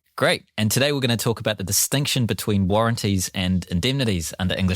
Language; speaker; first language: English; native; English